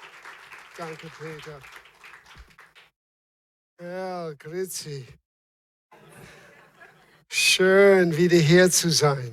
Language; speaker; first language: German; non-native, fluent; English